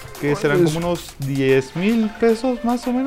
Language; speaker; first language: Spanish; native; Spanish